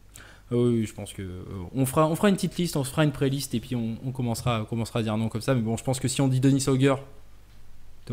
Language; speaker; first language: French; native; French